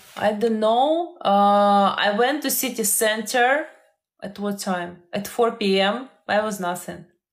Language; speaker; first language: English; non-native, fluent; Ukrainian